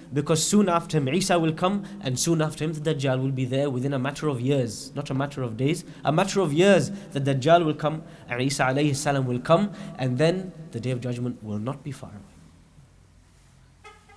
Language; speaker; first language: English; native; English